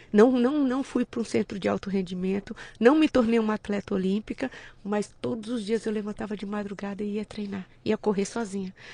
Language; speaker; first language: Portuguese; native; Portuguese